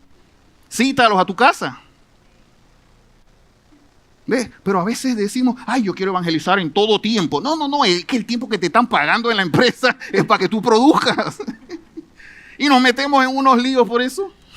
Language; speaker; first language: Spanish; native; Spanish